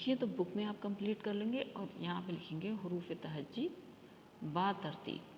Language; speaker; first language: Hindi; native; Hindi